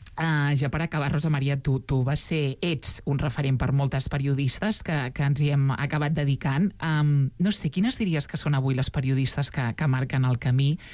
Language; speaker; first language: Catalan; native; Catalan